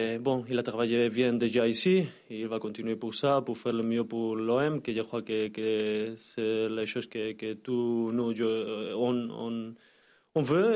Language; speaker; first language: French; non-native, learner; Spanish